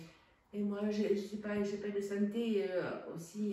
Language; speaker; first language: French; native; French